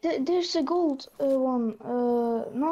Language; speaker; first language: English; non-native, learner; Polish